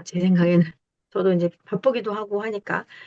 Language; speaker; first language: Korean; native; Korean